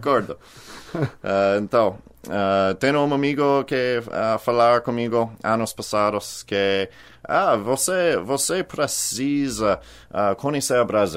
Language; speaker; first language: Portuguese; non-native, learner; English